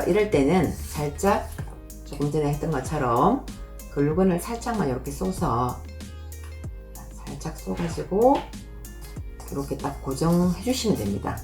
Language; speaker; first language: Korean; native; Korean